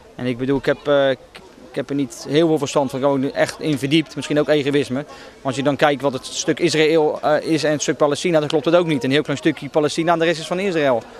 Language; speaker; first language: Dutch; native; Dutch